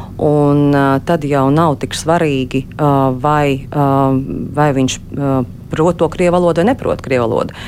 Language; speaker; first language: Latvian; native; Latvian